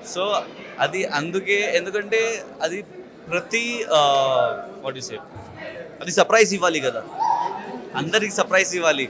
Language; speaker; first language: Telugu; non-native, learner; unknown